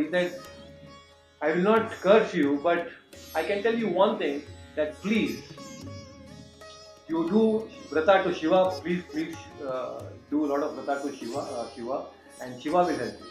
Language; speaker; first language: English; non-native, local second language; Kannada